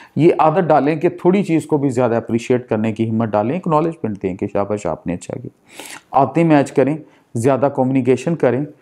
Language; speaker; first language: Urdu; non-native, local second language; Punjabi